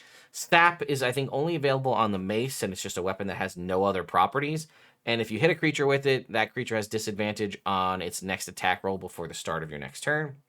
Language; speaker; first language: English; native; English